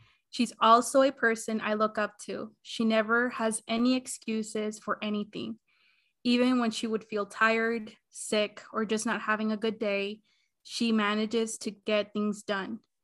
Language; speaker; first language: English; early bilingual, other home language; Spanish